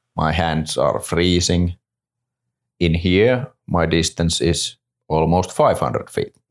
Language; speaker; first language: English; non-native, fluent; Finnish